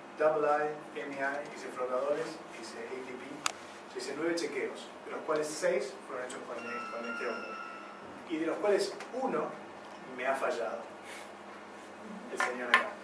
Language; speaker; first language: Spanish; native; Spanish